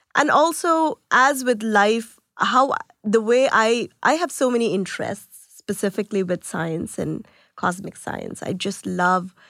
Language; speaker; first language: English; non-native, local second language; Tamil